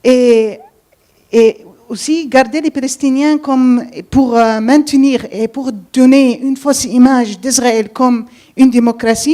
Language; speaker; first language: French; non-native, fluent; Arabic